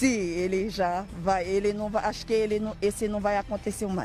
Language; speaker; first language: Portuguese; non-native, learner; Haitian Creole